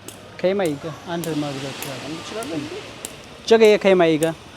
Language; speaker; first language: Chinese; non-native, learner; Amharic